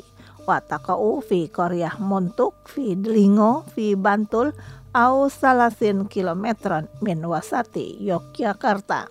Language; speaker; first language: Arabic; non-native, fluent; Indonesian